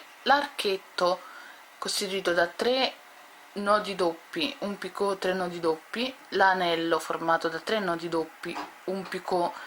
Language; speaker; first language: Italian; native; Italian